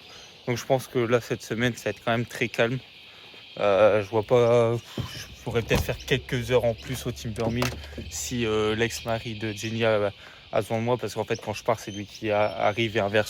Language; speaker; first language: French; native; French